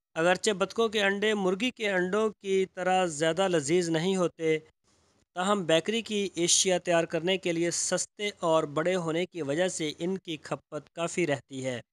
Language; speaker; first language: Urdu; non-native, local second language; Punjabi